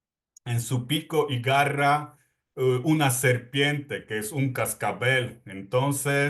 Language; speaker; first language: Spanish; non-native, fluent; Polish